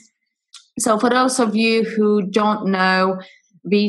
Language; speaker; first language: English; non-native, fluent; Polish